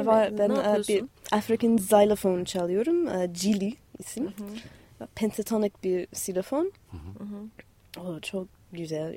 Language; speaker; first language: Turkish; non-native, fluent; English